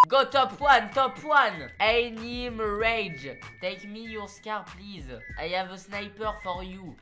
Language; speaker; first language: English; non-native, learner; French